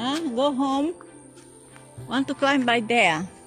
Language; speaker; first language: English; non-native, learner; Portuguese